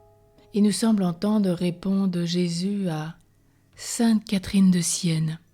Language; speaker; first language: French; native; French